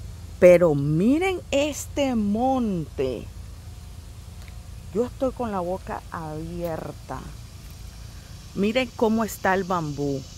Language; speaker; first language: Spanish; native; Spanish